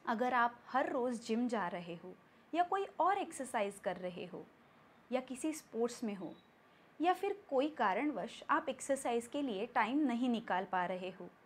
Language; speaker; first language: Hindi; non-native, local second language; Marathi